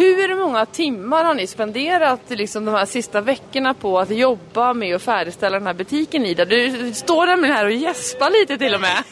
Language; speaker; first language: Swedish; native; Swedish